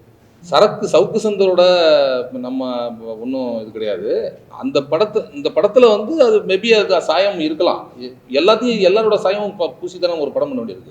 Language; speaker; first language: Tamil; native; Tamil